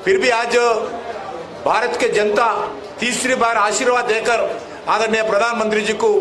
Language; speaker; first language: Hindi; non-native, local second language; Telugu